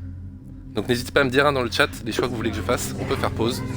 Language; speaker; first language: French; native; French